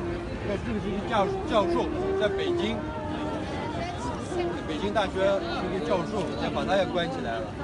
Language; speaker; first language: Chinese; non-native, local second language; Uyghur